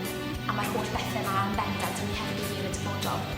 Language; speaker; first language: Welsh; native; Welsh